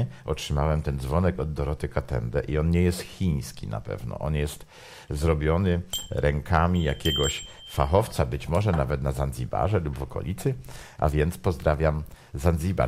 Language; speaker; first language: Polish; native; Polish